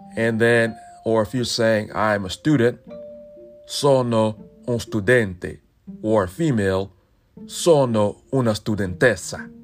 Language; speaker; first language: Italian; non-native, learner; English